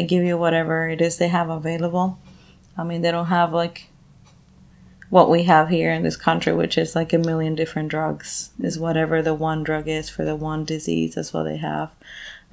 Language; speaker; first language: English; non-native, fluent; Spanish